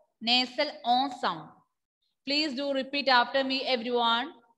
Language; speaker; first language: English; non-native, local second language; Malayalam